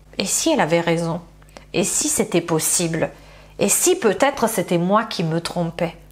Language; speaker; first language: French; non-native, fluent; Italian